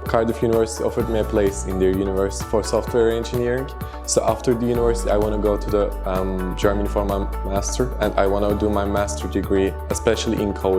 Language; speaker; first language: English; non-native, fluent; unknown